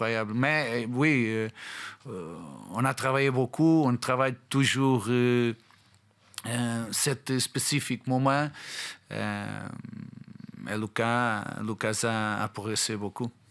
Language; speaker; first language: French; non-native, fluent; Portuguese